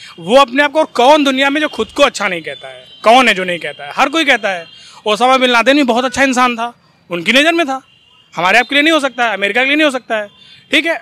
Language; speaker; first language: Hindi; native; Hindi